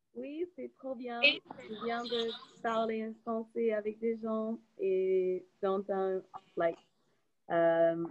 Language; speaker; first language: French; non-native, fluent; English